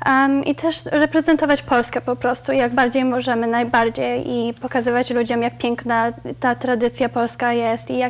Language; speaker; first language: Polish; early bilingual, other home language; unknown